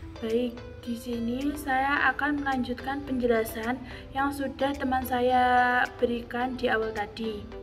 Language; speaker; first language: Indonesian; native; Indonesian